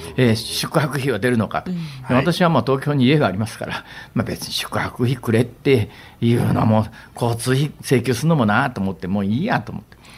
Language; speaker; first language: Japanese; native; Japanese